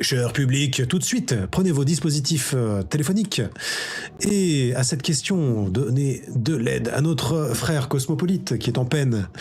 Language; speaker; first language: French; native; French